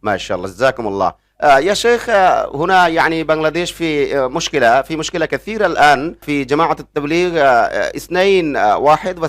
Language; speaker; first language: Arabic; non-native, learner; Bangla